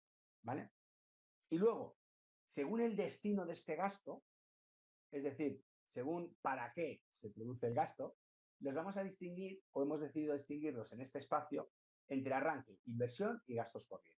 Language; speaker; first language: Spanish; native; Spanish